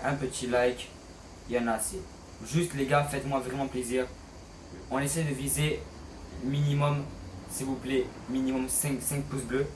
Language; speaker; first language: French; native; French